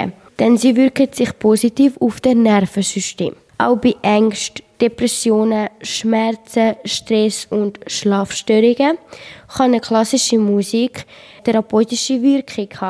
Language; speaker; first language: German; non-native, learner; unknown